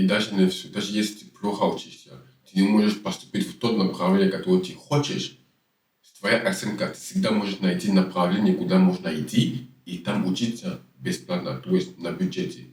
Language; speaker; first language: Russian; non-native, fluent; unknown